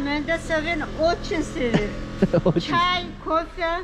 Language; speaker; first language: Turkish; non-native, learner; Russian